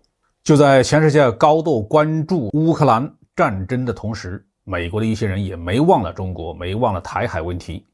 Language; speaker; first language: Chinese; native; Chinese